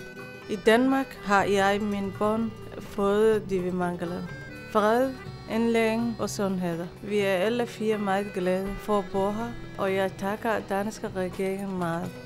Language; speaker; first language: Danish; non-native, fluent; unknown